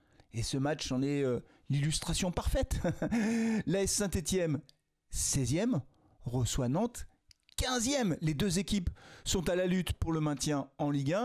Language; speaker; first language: French; native; French